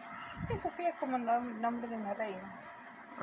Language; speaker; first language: Portuguese; non-native, fluent; Spanish